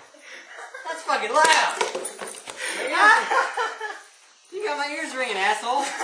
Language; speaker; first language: English; native; English